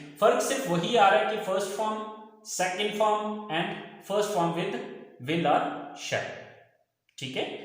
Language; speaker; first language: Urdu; native; Urdu